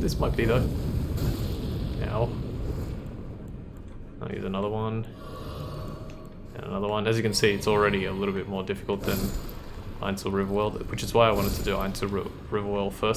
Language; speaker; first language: English; native; English